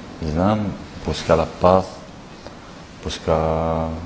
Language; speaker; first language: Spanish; non-native, learner; Arabic